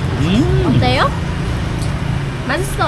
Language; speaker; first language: Korean; non-native, learner; Vietnamese